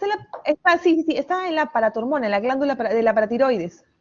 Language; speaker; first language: Spanish; native; Spanish